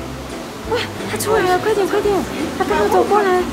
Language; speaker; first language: Chinese; native; Chinese